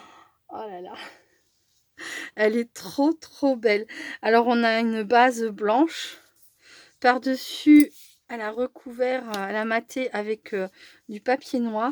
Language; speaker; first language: French; native; French